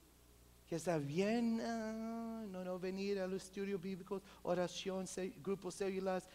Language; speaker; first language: Spanish; non-native, local second language; English